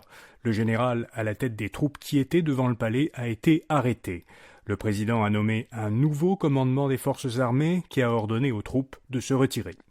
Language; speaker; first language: French; native; French